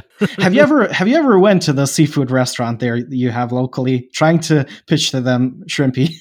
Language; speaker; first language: English; non-native, fluent; Bosnian